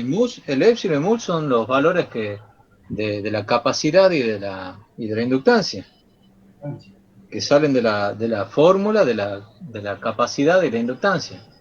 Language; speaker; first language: Spanish; native; Spanish